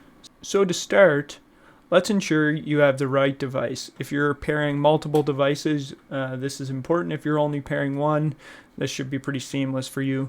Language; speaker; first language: English; native; English